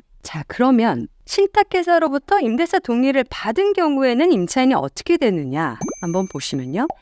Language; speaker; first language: Korean; native; Korean